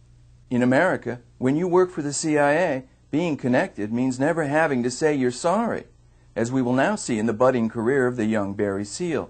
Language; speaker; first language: English; native; English